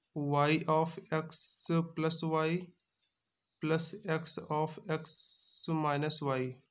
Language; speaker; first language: Hindi; native; Hindi